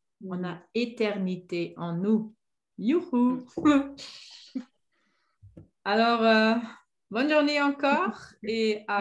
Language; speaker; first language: French; non-native, fluent; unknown